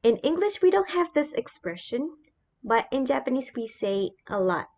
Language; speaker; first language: English; non-native, fluent; Japanese